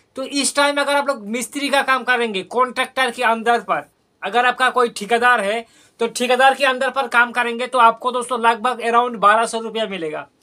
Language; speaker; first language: Hindi; non-native, local second language; Bangla